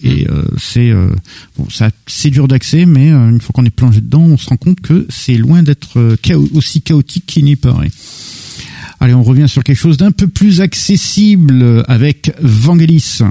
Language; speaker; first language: French; native; French